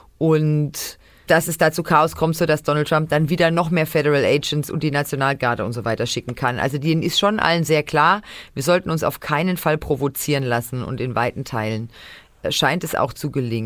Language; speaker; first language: German; native; German